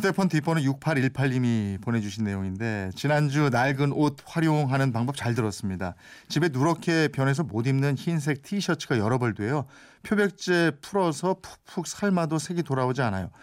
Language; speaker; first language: Korean; native; Korean